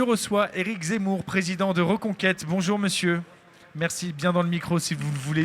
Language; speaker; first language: French; native; French